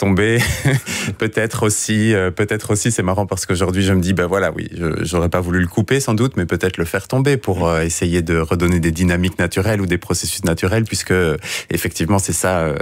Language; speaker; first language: French; native; French